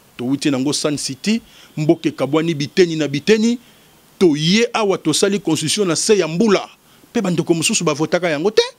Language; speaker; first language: Lingala; native; Lingala